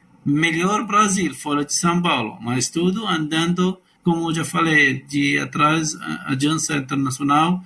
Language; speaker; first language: Portuguese; non-native, learner; Arabic